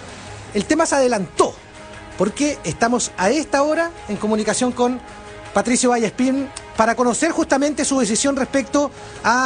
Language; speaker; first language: Spanish; native; Spanish